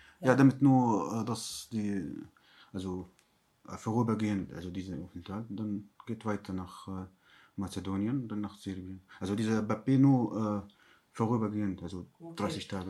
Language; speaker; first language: German; non-native, learner; Arabic